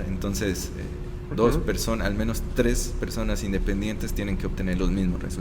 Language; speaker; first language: Spanish; native; Spanish